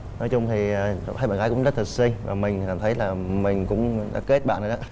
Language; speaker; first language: Vietnamese; native; Vietnamese